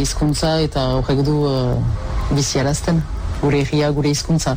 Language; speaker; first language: Basque; native; Basque